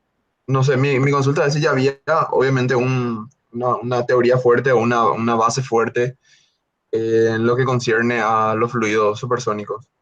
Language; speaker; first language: Spanish; native; Spanish